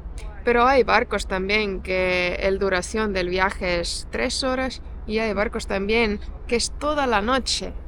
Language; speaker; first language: Spanish; non-native, fluent; Estonian